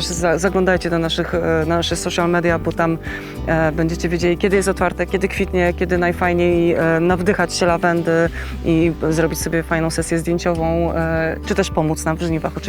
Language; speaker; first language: Polish; native; Polish